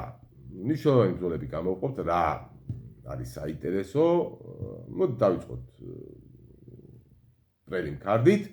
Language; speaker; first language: Georgian; native; Georgian